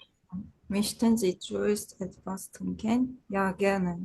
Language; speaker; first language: German; non-native, learner; Korean